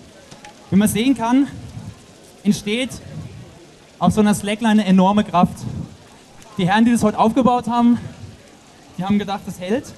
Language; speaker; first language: German; native; German